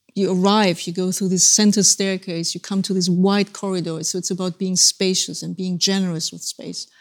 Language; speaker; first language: English; non-native, fluent; German